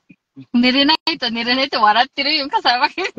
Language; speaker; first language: Japanese; non-native, local second language; Filipino